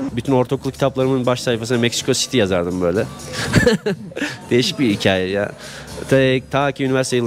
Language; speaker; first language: Turkish; native; Turkish